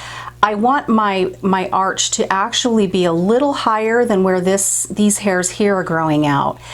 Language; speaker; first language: English; native; English